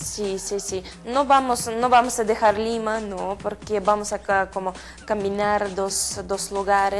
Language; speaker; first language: Spanish; non-native, learner; Russian